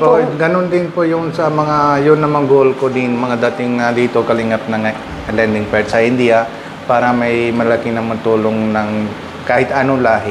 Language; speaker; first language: Filipino; non-native, learner; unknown